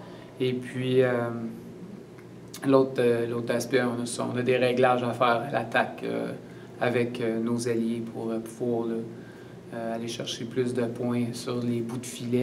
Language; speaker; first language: French; native; French